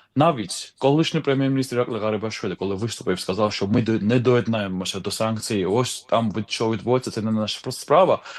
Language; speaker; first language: Ukrainian; non-native, fluent; Georgian